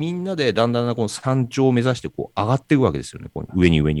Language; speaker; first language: Japanese; native; Japanese